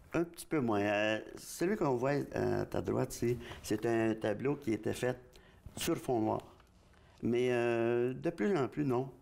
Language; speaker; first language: French; native; French